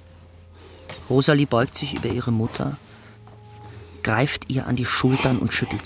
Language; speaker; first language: German; native; German